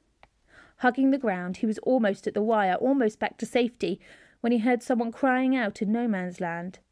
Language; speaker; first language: English; native; English